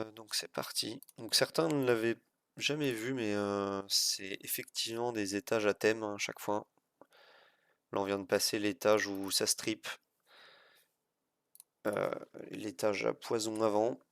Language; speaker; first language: French; native; French